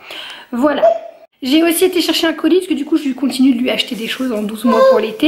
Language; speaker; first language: French; native; French